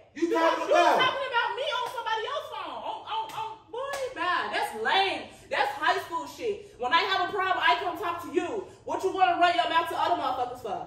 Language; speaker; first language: English; native; English